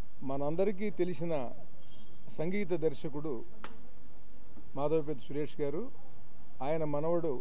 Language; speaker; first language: Telugu; native; Telugu